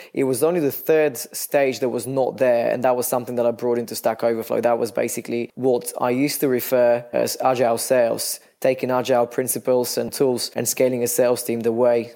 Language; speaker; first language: English; non-native, fluent; Bulgarian